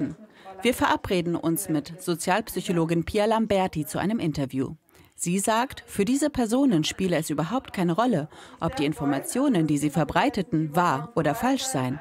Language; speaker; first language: German; native; German